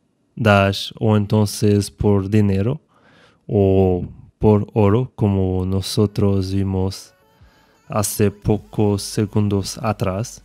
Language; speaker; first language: Spanish; non-native, fluent; Portuguese